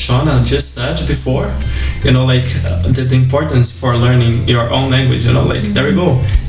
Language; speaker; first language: English; non-native, fluent; Portuguese